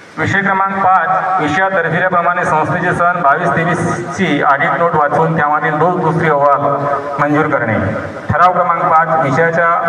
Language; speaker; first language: Marathi; native; Marathi